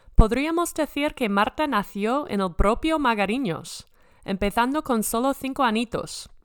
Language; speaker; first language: Spanish; non-native, fluent; English